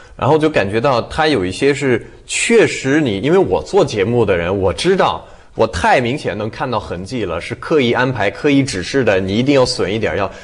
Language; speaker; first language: Chinese; non-native, fluent; French